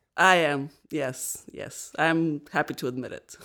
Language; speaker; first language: English; non-native, fluent; Bulgarian